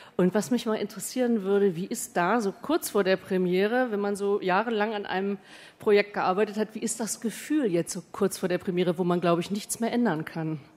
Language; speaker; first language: German; native; German